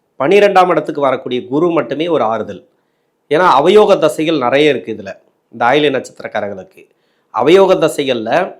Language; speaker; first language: Tamil; native; Tamil